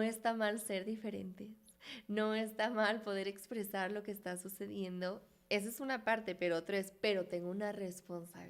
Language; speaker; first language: Spanish; native; Spanish